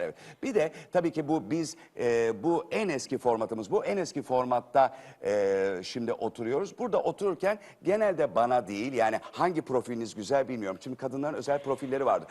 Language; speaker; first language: Turkish; native; Turkish